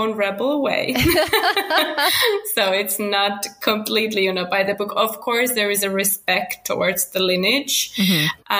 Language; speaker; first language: English; non-native, fluent; Finnish